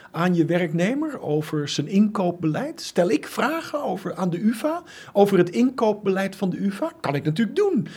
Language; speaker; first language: Dutch; native; Dutch